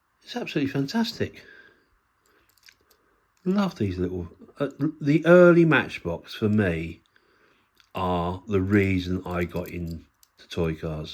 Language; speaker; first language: English; native; English